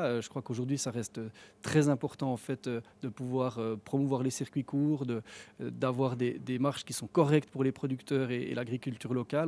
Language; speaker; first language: French; native; French